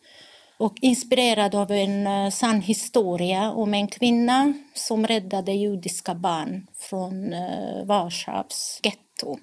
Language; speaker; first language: Swedish; non-native, fluent; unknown